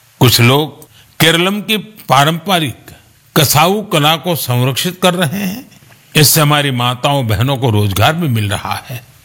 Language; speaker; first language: Hindi; non-native, local second language; Gujarati